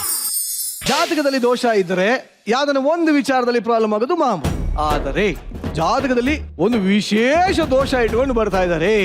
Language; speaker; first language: Kannada; native; Kannada